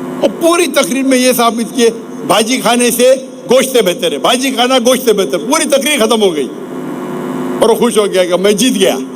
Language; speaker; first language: Urdu; non-native, local second language; Konkani